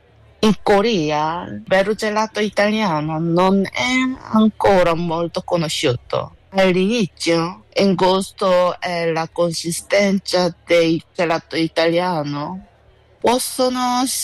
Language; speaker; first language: Italian; non-native, learner; Korean